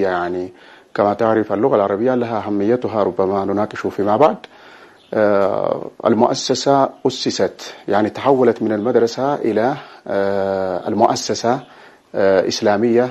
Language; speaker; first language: Arabic; non-native, fluent; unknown